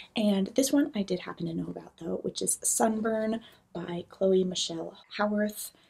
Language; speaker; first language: English; native; English